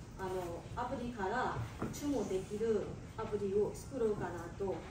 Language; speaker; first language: Japanese; non-native, learner; Burmese